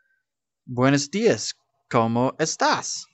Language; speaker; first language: Spanish; non-native, learner; English